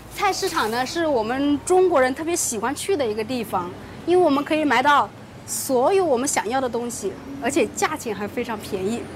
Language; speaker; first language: Chinese; native; Chinese